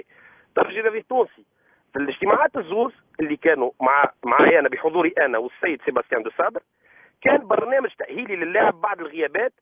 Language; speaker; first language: Arabic; native; Arabic